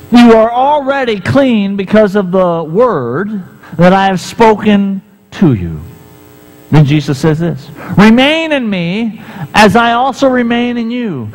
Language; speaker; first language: English; native; English